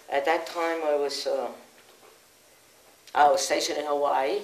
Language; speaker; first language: English; native; English